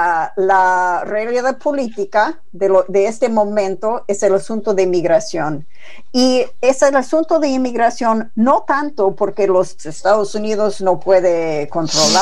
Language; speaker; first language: Spanish; non-native, fluent; English